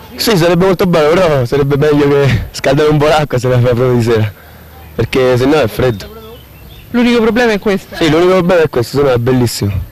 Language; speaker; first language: Italian; native; Italian